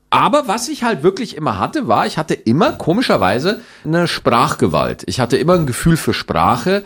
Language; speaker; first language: German; native; German